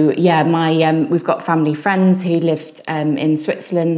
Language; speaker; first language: English; native; English